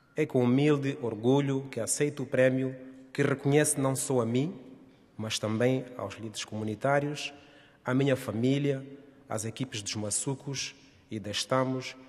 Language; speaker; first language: Portuguese; non-native, local second language; Nyanja